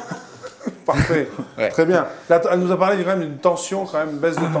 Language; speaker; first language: French; native; French